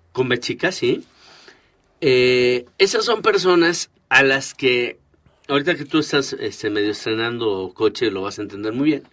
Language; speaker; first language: Spanish; native; Spanish